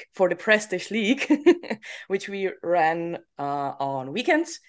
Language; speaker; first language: English; non-native, fluent; Czech